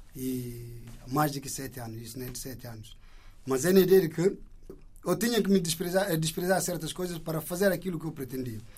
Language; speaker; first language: Portuguese; non-native, fluent; Indonesian